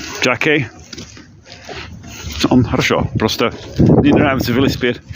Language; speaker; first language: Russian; non-native, learner; English